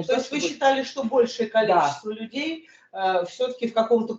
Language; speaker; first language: Russian; native; Russian